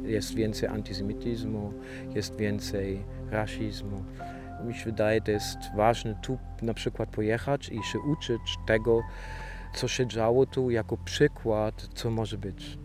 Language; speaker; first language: Polish; non-native, fluent; German